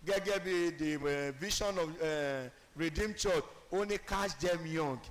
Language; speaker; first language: English; non-native, local second language; Yoruba